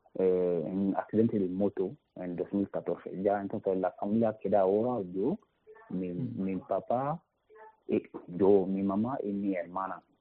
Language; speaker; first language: Spanish; non-native, learner; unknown